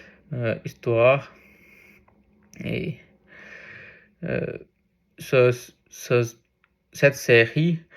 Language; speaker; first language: French; non-native, learner; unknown